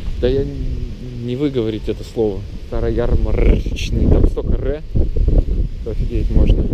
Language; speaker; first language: Russian; early bilingual, heritage; Russian